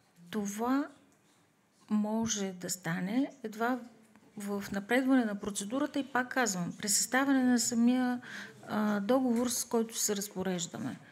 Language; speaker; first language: Bulgarian; native; Bulgarian